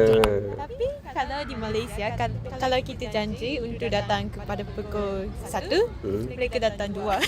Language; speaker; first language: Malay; non-native, fluent; Japanese